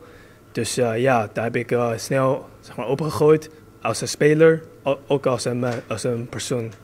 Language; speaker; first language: Dutch; early bilingual, other home language; Chinese